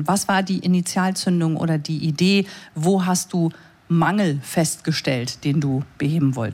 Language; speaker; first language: German; native; German